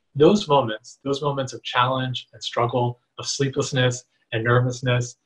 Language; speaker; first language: English; native; English